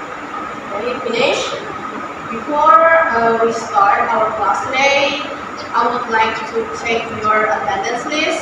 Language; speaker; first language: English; non-native, fluent; Indonesian